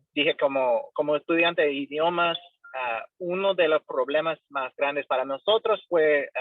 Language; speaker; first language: Spanish; non-native, fluent; English